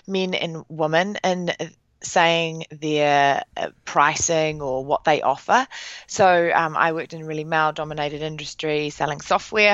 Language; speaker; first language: English; native; English